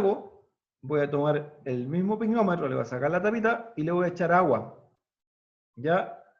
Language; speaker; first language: Spanish; native; Spanish